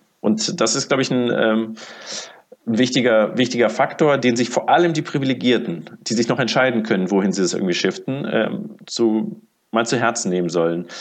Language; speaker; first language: German; early bilingual, other home language; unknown